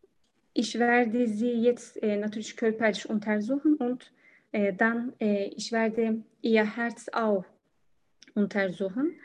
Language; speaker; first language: German; non-native, learner; Turkish